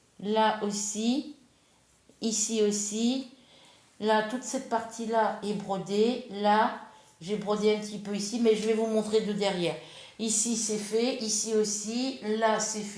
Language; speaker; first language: French; native; French